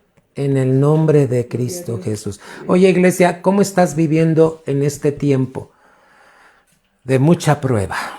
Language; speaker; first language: Spanish; native; Spanish